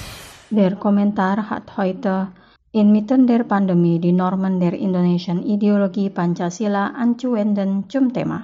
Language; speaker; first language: German; non-native, fluent; Indonesian